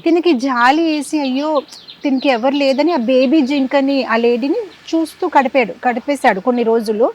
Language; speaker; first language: Telugu; non-native, fluent; Gujarati